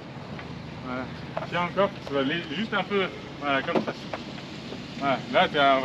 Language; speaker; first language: French; native; French